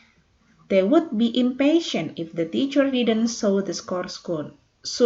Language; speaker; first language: English; non-native, fluent; Indonesian